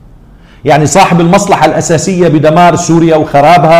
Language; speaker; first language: Arabic; native; Arabic